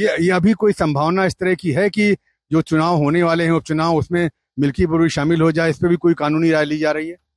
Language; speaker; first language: Hindi; native; Hindi